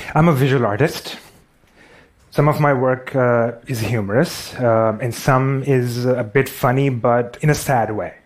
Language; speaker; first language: English; non-native, local second language; Urdu